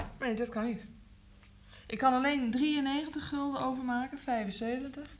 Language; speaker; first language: Dutch; native; Dutch